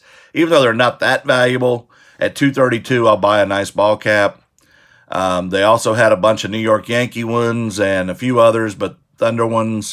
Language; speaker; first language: English; native; English